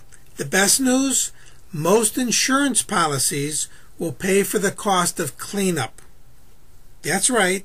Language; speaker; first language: English; native; English